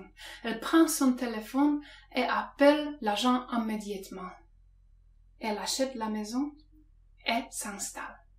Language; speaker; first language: French; non-native, fluent; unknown